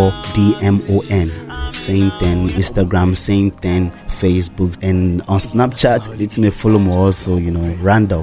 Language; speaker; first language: English; non-native, local second language; Akan